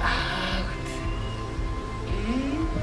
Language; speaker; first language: English; non-native, local second language; Swahili